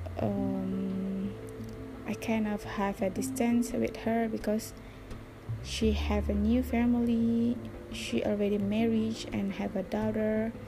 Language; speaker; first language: English; non-native, learner; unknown